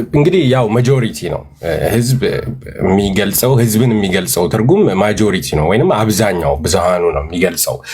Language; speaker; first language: Amharic; early bilingual, heritage; Amharic